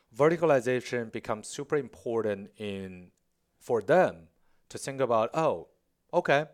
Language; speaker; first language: English; non-native, fluent; Chinese